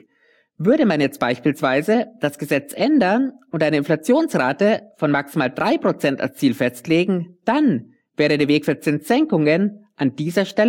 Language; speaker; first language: German; native; German